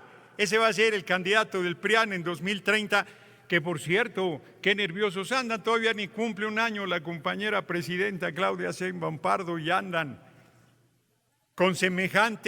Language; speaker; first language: Spanish; native; Spanish